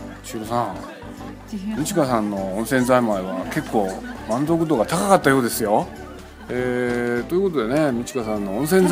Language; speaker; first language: Japanese; native; Japanese